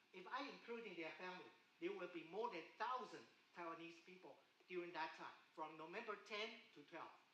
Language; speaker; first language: English; non-native, fluent; Chinese